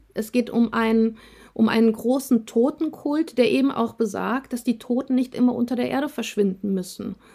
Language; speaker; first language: German; early bilingual, other home language; Russian